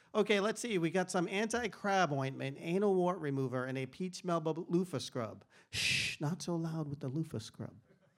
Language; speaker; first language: English; native; English